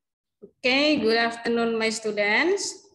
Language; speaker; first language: English; non-native, learner; Indonesian